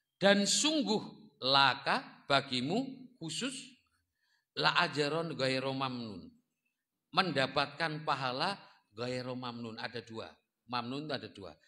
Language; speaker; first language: Indonesian; non-native, local second language; Javanese